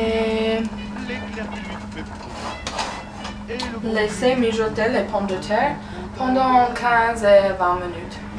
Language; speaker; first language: French; non-native, learner; English